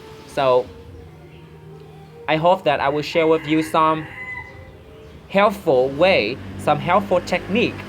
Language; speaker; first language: English; non-native, learner; Vietnamese